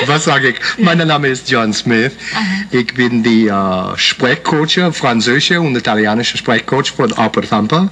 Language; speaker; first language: German; non-native, learner; English